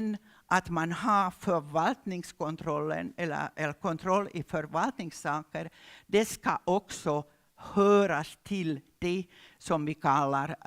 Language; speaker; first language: Swedish; non-native, local second language; Finnish